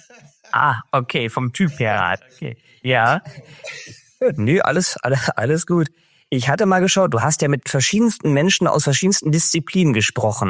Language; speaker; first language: German; native; German